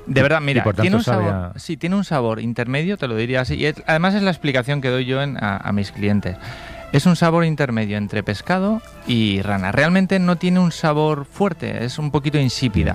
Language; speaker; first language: Spanish; native; Spanish